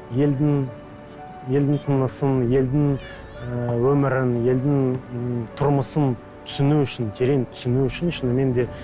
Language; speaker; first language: Kazakh; non-native, local second language; Russian